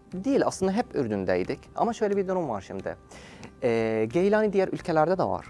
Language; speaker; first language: Turkish; non-native, fluent; Arabic